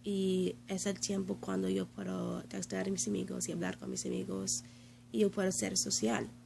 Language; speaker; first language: Spanish; non-native, learner; English